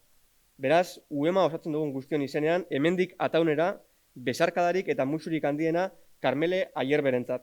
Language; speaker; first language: Basque; native; Basque